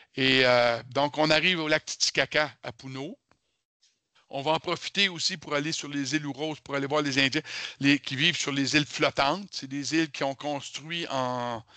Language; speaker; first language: French; native; French